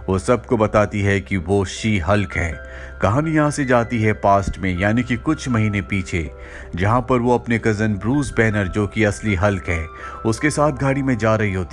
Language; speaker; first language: Hindi; native; Hindi